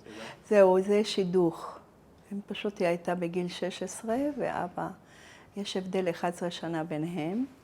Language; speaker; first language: Hebrew; non-native, fluent; Arabic